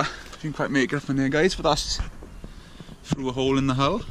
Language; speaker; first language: English; native; English